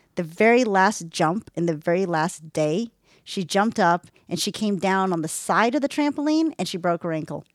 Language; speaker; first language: English; native; English